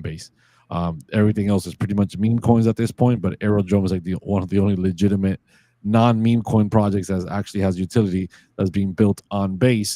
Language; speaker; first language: English; native; English